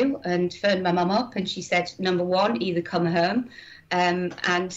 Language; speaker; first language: English; native; English